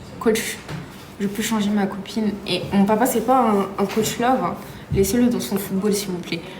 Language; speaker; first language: French; native; French